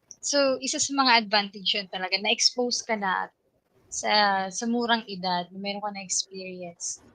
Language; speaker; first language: Filipino; native; Filipino